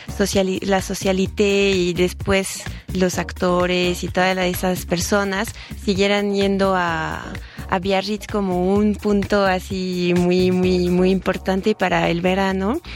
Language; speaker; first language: Spanish; non-native, fluent; French